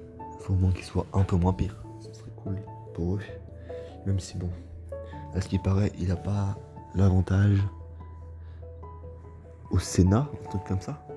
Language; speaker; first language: French; native; French